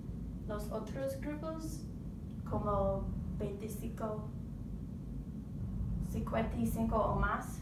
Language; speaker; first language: Spanish; non-native, learner; English